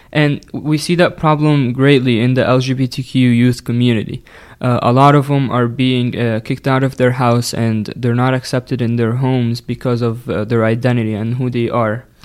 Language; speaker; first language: English; non-native, fluent; Arabic